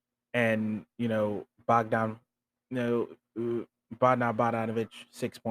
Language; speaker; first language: English; native; English